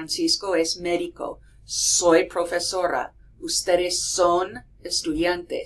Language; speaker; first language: Spanish; non-native, fluent; English